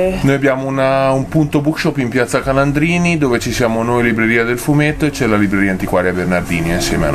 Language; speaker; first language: Italian; native; Italian